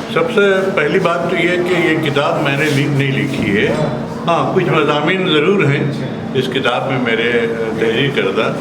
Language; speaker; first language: Urdu; native; Urdu